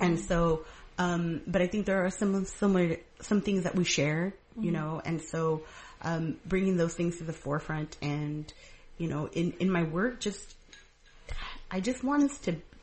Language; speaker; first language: English; early bilingual, other home language; Spanish